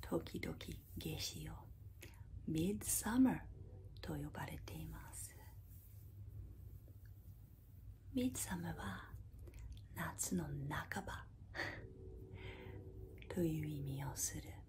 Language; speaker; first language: Japanese; non-native, fluent; English